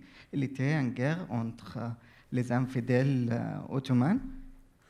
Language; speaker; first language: French; non-native, learner; Arabic